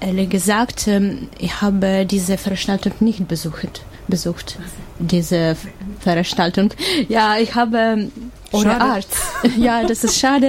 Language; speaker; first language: German; non-native, learner; Ukrainian